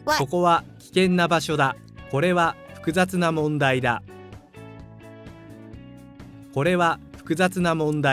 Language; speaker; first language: Japanese; non-native, learner; English